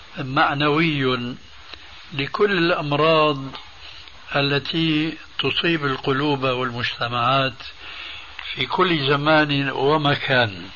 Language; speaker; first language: Arabic; early bilingual, other home language; Albanian